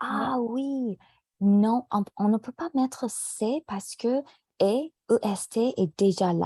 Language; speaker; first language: French; native; French